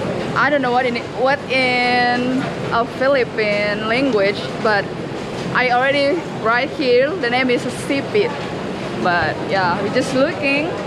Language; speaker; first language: English; non-native, learner; Indonesian